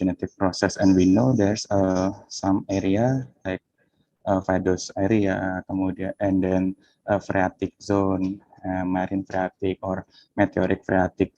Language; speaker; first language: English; non-native, fluent; Indonesian